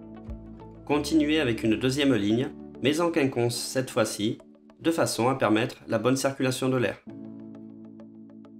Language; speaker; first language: French; native; French